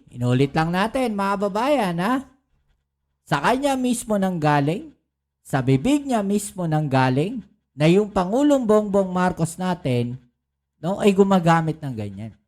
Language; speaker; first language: Filipino; native; Filipino